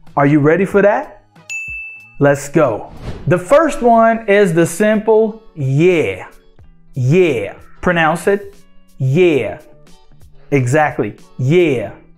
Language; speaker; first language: English; non-native, fluent; Portuguese